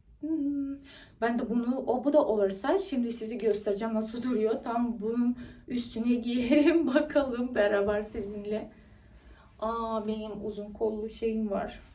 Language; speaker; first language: Turkish; non-native, fluent; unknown